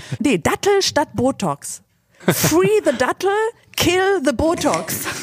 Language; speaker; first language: German; native; German